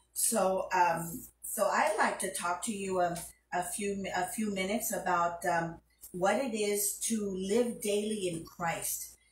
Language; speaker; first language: English; early bilingual, other home language; Spanish